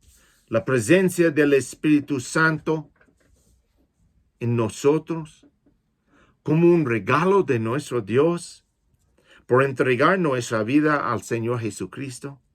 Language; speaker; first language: Spanish; non-native, fluent; English